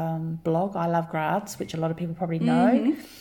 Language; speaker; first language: English; native; English